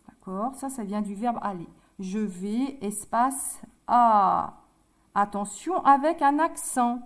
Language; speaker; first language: French; native; French